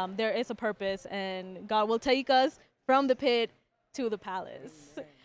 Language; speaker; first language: English; early bilingual, other home language; Spanish